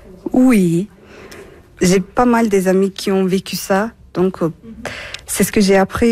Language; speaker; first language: French; non-native, fluent; Turkish